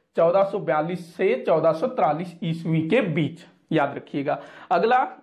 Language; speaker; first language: Hindi; non-native, local second language; Marathi